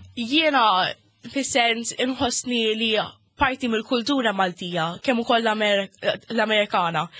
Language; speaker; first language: Maltese; early bilingual, other home language; English